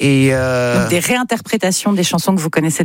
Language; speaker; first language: French; native; French